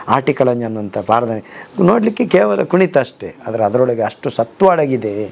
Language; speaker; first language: Kannada; non-native, local second language; Tulu